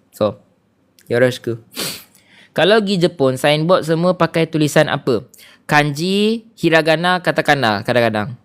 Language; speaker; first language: Malay; native; Malay